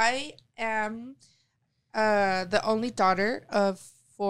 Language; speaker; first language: English; early bilingual, other home language; Spanish